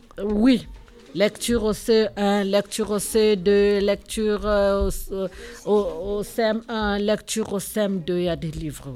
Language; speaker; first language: French; non-native, local second language; Lingala